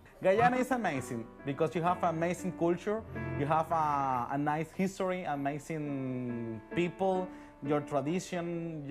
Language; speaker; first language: English; non-native, learner; Spanish